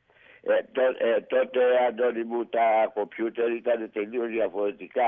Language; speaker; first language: Greek; native; Greek